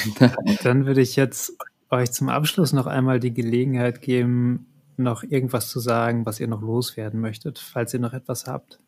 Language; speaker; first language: German; native; German